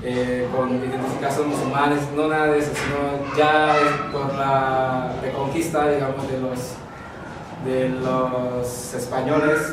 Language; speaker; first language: Spanish; non-native, fluent; Javanese